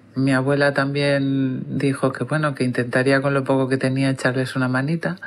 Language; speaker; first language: Spanish; native; Spanish